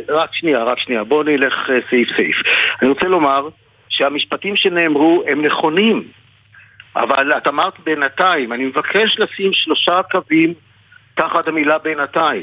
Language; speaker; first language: Hebrew; native; Hebrew